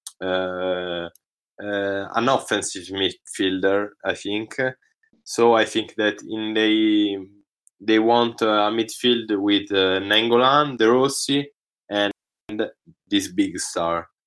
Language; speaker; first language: English; non-native, learner; Italian